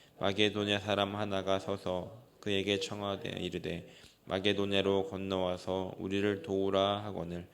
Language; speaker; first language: Korean; native; Korean